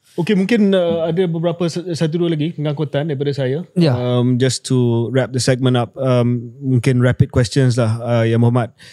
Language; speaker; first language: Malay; native; Malay